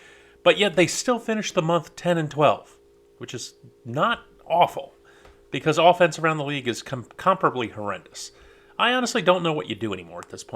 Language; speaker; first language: English; native; English